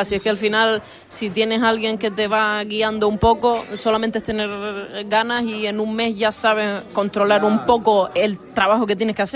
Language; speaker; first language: Spanish; native; Spanish